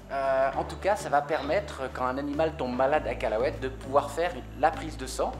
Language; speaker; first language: French; native; French